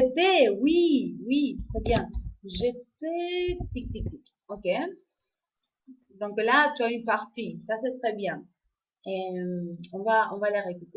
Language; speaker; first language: French; non-native, fluent; Spanish